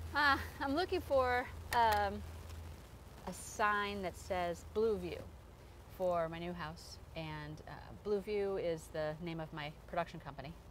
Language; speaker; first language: English; native; English